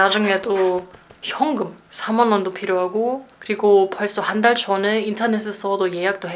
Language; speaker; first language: Korean; non-native, fluent; German